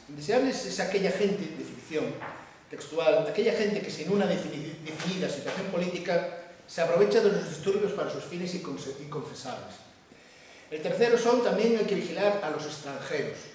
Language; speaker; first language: Spanish; native; Spanish